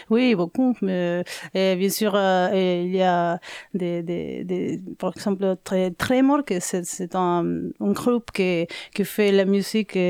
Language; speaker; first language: French; non-native, learner; Spanish